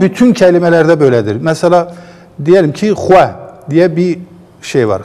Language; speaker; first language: Turkish; non-native, local second language; Kurdish